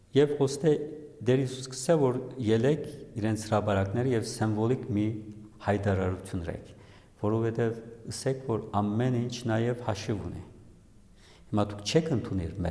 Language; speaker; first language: Armenian; early bilingual, heritage; Armenian